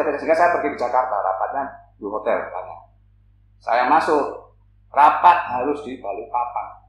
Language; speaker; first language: Indonesian; native; Indonesian